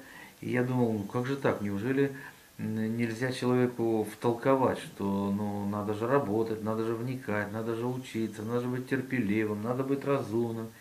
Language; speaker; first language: Russian; native; Russian